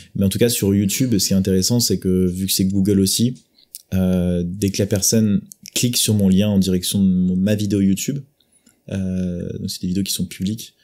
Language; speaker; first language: French; native; French